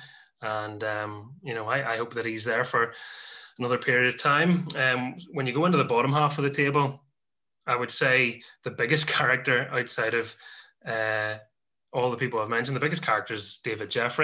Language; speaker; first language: English; native; English